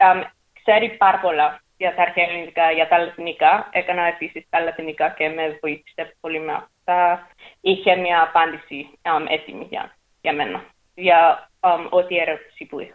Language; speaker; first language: Greek; early bilingual, heritage; English